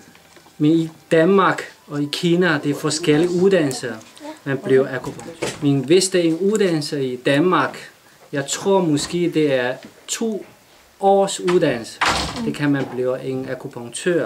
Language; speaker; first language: Danish; non-native, learner; Chinese